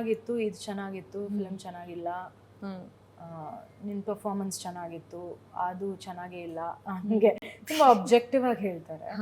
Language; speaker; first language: Kannada; non-native, local second language; Malayalam